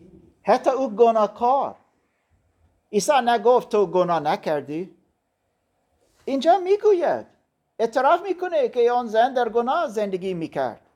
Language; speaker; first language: Persian; non-native, fluent; German